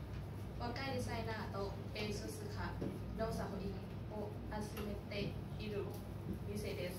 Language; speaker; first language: Japanese; non-native, learner; Thai